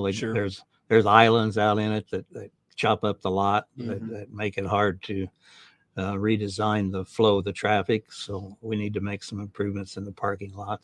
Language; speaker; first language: English; native; English